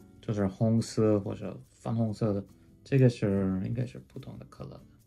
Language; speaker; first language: Chinese; non-native, fluent; English